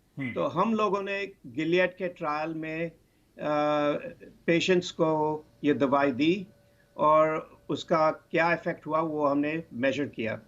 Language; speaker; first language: Hindi; non-native, local second language; Bangla